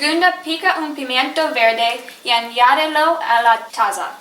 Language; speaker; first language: Spanish; non-native, learner; English